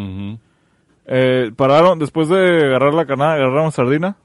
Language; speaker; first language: Spanish; native; Spanish